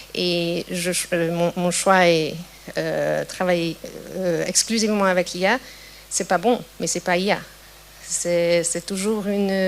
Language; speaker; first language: French; non-native, fluent; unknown